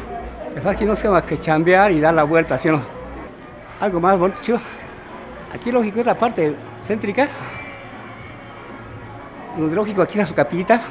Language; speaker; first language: Spanish; native; Spanish